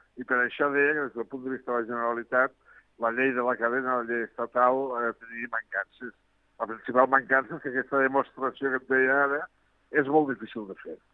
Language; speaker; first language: Catalan; native; Catalan